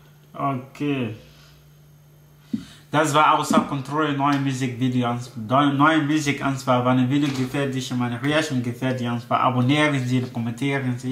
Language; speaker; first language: German; non-native, learner; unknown